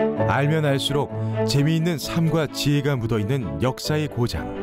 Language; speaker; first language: Korean; native; Korean